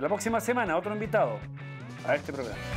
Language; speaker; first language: Spanish; native; Spanish